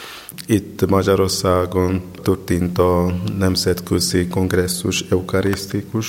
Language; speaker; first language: Hungarian; non-native, learner; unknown